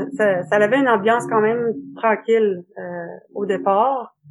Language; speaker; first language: French; native; French